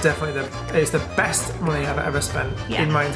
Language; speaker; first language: English; native; English